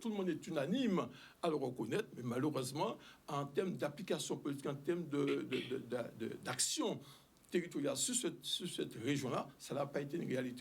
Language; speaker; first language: French; native; French